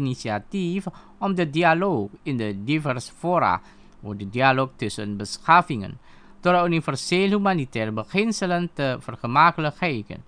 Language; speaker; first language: Dutch; non-native, fluent; Indonesian